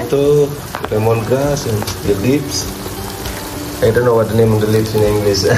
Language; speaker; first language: English; non-native, fluent; Indonesian